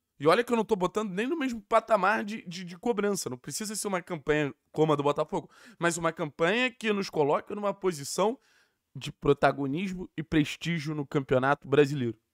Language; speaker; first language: Portuguese; native; Portuguese